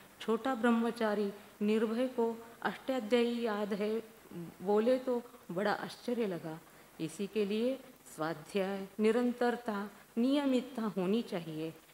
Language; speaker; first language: Hindi; non-native, local second language; Marathi